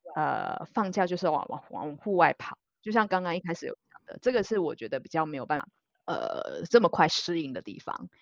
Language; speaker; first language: Chinese; native; Chinese